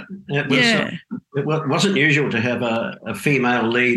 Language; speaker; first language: English; native; English